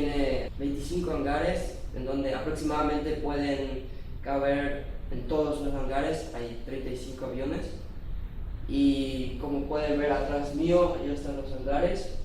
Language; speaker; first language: Spanish; non-native, local second language; Low German